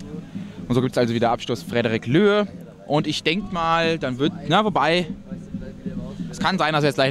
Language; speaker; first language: German; native; German